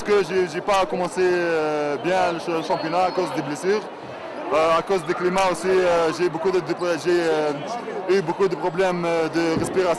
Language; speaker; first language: French; non-native, local second language; Arabic